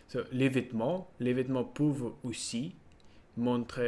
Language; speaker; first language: French; non-native, learner; Russian